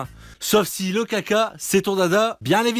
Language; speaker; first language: French; native; French